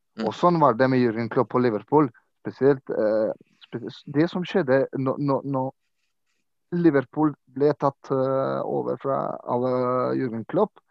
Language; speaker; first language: Norwegian; non-native, fluent; Croatian